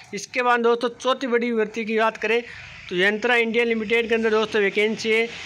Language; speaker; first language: Hindi; native; Hindi